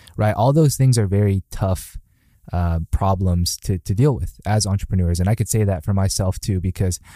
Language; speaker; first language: English; native; English